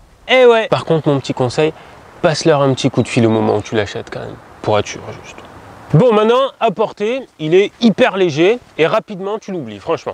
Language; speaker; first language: French; native; French